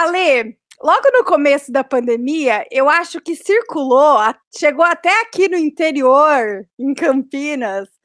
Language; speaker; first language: Portuguese; native; Portuguese